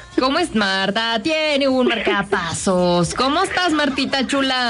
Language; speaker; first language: Spanish; native; Spanish